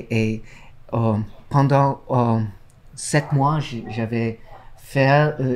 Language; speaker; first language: French; non-native, learner; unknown